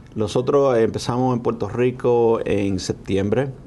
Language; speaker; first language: Spanish; early bilingual, heritage; Spanish